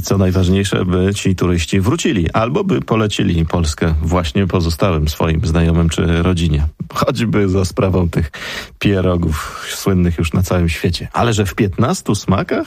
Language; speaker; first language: Polish; native; Polish